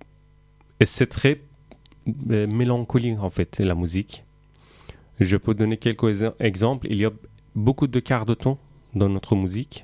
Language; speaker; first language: French; non-native, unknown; Persian